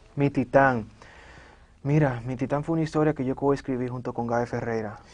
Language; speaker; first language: Spanish; native; Spanish